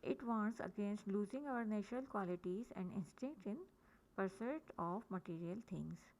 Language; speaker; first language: English; non-native, local second language; Urdu